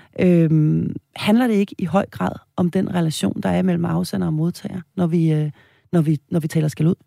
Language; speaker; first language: Danish; native; Danish